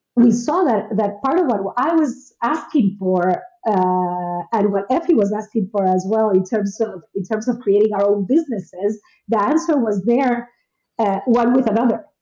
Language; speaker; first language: English; non-native, fluent; Spanish